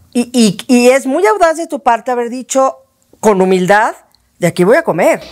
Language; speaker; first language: Spanish; native; Spanish